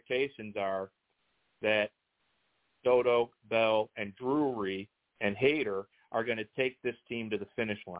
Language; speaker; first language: English; native; English